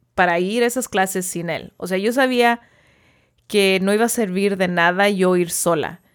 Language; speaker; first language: Spanish; early bilingual, heritage; Spanish